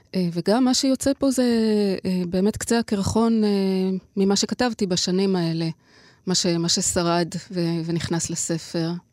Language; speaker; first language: Hebrew; native; Hebrew